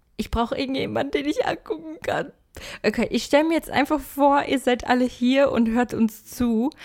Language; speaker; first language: German; early bilingual, other home language; Portuguese